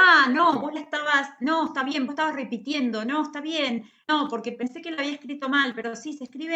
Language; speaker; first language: Spanish; native; Spanish